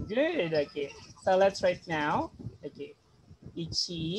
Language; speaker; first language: English; non-native, fluent; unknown